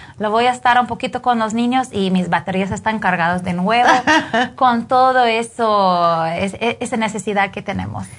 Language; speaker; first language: Spanish; non-native, fluent; English